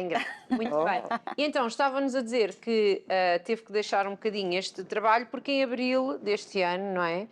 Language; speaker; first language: Portuguese; native; Portuguese